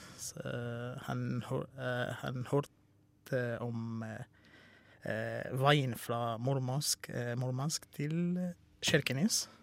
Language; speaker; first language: Norwegian; non-native, learner; Arabic